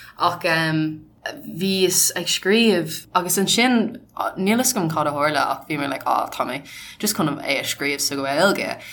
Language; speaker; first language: Irish; non-native, local second language; English